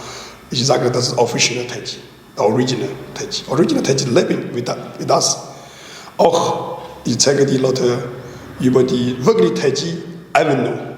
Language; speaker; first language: German; non-native, learner; Chinese